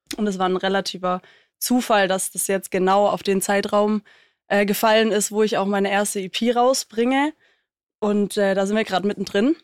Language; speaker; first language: German; native; German